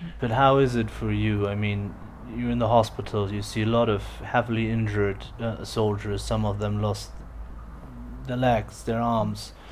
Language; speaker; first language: English; non-native, fluent; German